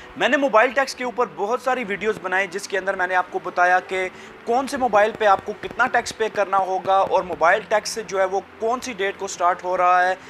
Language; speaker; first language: Urdu; non-native, local second language; Punjabi